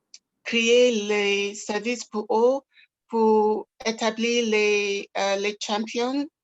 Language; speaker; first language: French; non-native, local second language; Yoruba